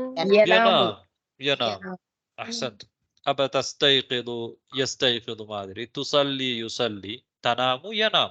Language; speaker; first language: Arabic; non-native, fluent; Tamil